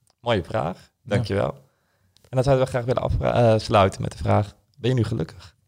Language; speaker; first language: Dutch; native; Dutch